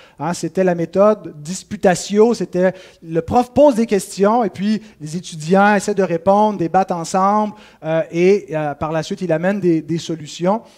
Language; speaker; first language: French; native; French